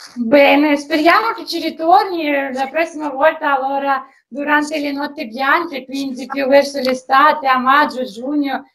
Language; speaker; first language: Italian; non-native, fluent; Russian